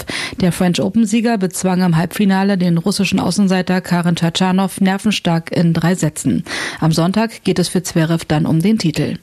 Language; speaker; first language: German; native; German